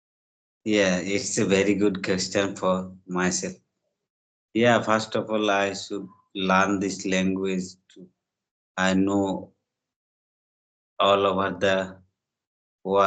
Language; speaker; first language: English; non-native, learner; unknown